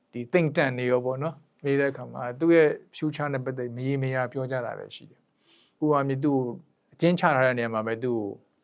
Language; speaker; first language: Burmese; native; Burmese